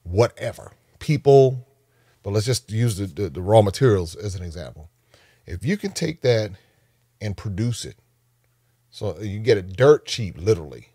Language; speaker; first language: English; native; English